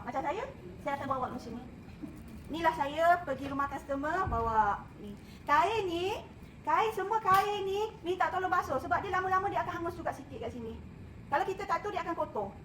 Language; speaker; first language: Malay; native; Malay